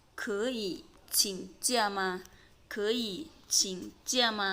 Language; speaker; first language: Chinese; non-native, fluent; Thai